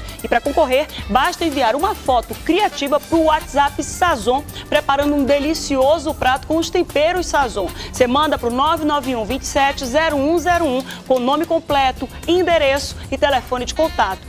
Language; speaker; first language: Portuguese; native; Portuguese